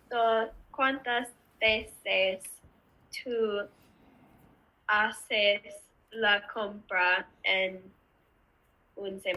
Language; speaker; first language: Spanish; non-native, learner; English